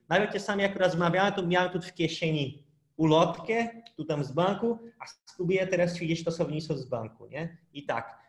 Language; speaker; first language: Polish; non-native, fluent; Portuguese